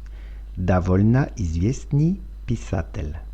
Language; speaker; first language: Russian; non-native, fluent; French